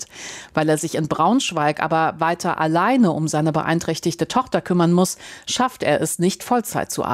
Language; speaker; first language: German; native; German